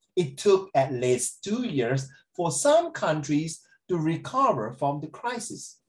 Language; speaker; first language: English; non-native, local second language; Chinese